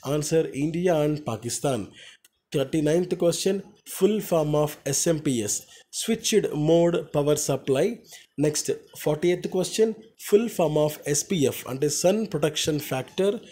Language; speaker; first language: English; non-native, local second language; Telugu